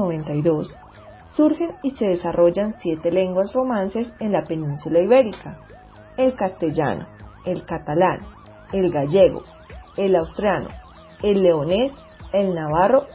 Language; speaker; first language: Spanish; native; Spanish